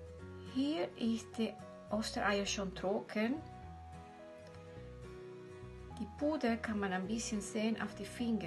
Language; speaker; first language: German; non-native, fluent; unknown